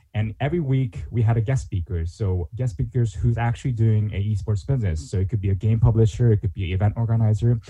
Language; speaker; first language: English; non-native, fluent; Korean